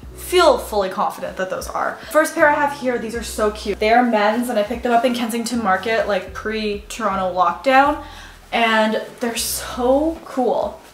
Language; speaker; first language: English; native; English